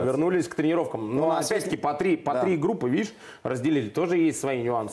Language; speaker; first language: Russian; native; Russian